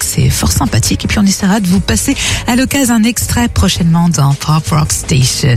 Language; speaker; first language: French; native; French